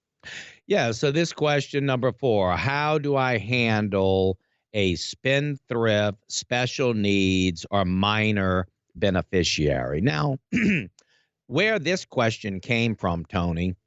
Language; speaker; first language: English; native; English